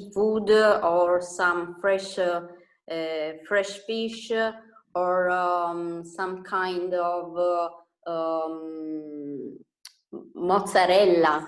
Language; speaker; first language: English; non-native, learner; Italian